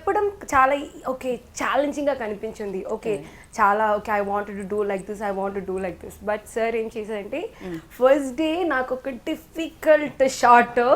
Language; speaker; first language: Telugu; non-native, learner; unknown